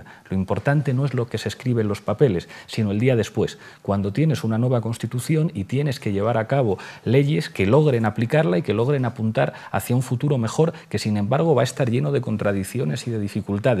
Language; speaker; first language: Spanish; native; Spanish